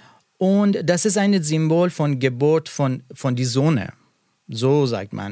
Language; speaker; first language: German; non-native, learner; Persian